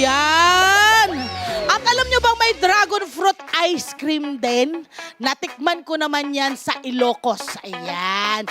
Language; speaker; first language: Filipino; native; Filipino